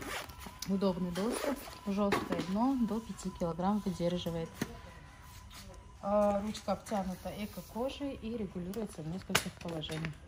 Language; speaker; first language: Russian; native; Russian